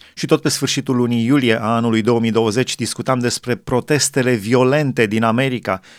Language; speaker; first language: Romanian; native; Romanian